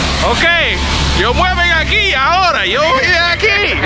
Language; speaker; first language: Spanish; non-native, learner; English